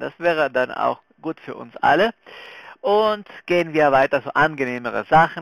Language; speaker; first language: German; non-native, fluent; Spanish